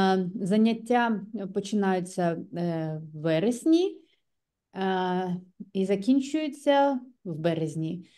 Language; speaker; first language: Ukrainian; non-native, local second language; Russian